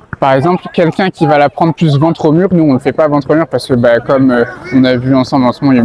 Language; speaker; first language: French; native; French